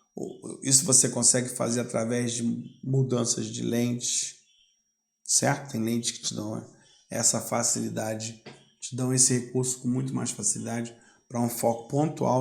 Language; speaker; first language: Portuguese; native; Portuguese